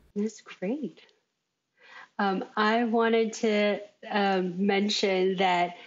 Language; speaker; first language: English; native; English